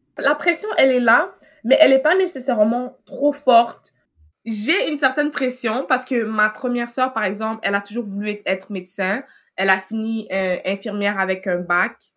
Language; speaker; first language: French; early bilingual, other home language; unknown